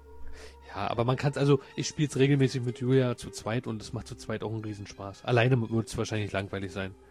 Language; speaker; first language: German; native; German